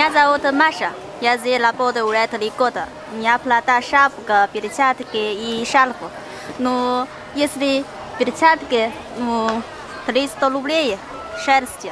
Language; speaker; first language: Russian; non-native, learner; Chinese